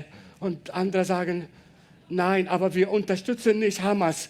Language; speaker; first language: German; non-native, learner; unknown